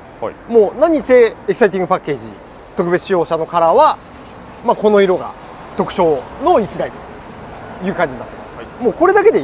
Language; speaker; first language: Japanese; native; Japanese